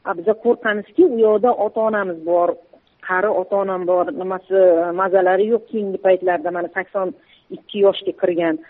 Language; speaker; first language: Uzbek; early bilingual, heritage; Uzbek